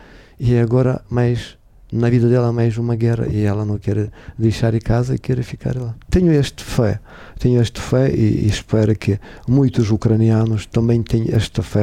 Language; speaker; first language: Portuguese; non-native, learner; Ukrainian